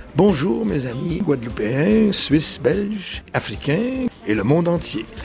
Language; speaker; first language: French; native; French